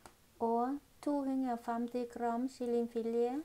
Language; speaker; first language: Norwegian; non-native, learner; Vietnamese